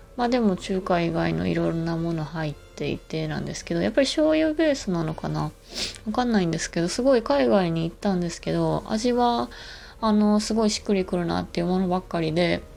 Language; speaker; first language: Japanese; native; Japanese